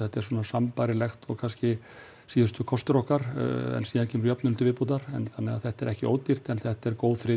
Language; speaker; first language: Icelandic; native; Icelandic